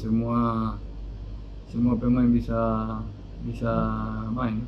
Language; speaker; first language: Indonesian; non-native, fluent; Spanish